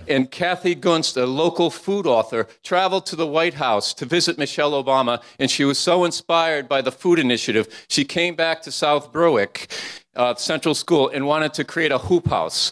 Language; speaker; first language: English; native; English